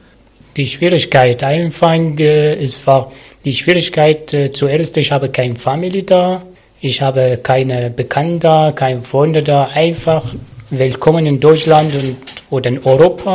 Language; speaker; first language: German; non-native, learner; Arabic